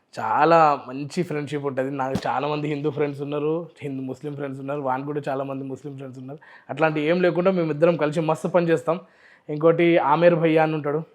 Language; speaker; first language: Telugu; non-native, local second language; Urdu